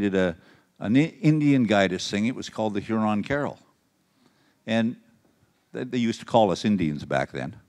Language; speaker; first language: English; native; English